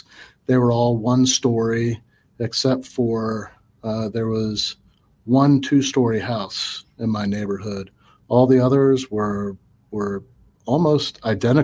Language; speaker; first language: English; native; English